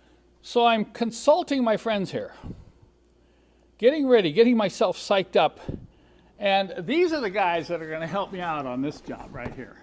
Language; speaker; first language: English; native; English